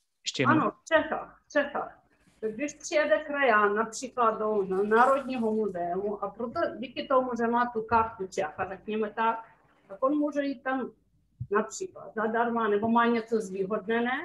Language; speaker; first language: Czech; native; Czech